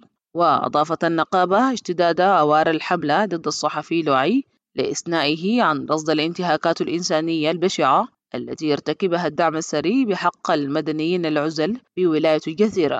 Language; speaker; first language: Arabic; native; Arabic